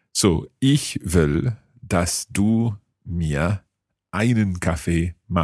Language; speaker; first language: German; non-native, learner; English